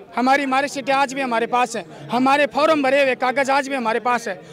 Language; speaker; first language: Hindi; native; Hindi